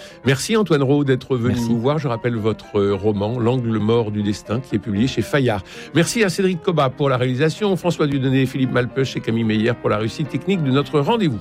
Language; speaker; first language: French; native; French